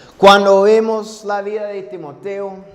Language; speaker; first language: Spanish; non-native, fluent; English